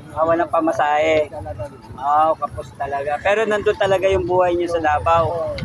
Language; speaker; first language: Filipino; native; Filipino